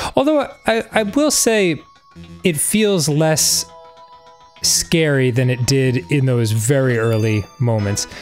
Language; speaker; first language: English; native; English